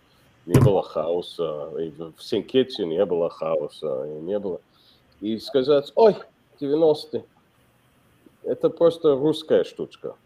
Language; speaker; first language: Russian; non-native, fluent; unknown